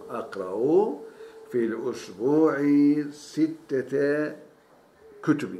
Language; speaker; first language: Arabic; non-native, fluent; Turkish